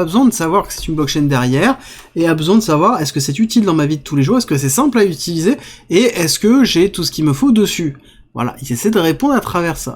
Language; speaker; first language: French; native; French